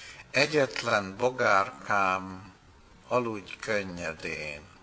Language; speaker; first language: Hungarian; native; Hungarian